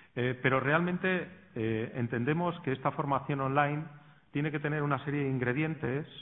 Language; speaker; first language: Spanish; native; Spanish